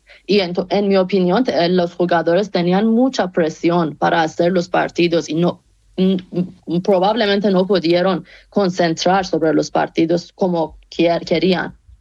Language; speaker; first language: Spanish; non-native, fluent; Persian